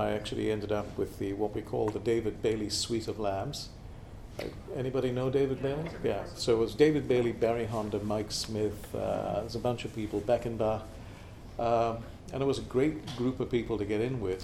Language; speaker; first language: English; non-native, local second language; Tamil